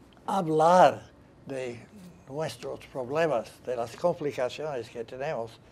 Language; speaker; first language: Spanish; non-native, fluent; English